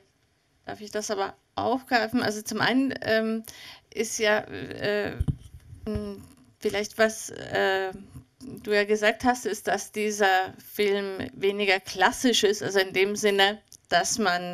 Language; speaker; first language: German; native; German